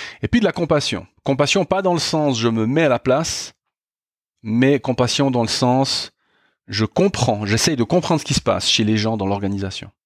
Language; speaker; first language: French; native; French